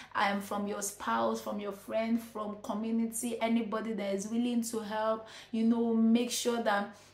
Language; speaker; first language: English; non-native, local second language; Igbo